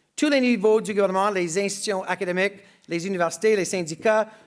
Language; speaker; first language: French; non-native, local second language; English